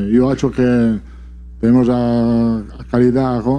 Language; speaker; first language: Portuguese; non-native, fluent; Italian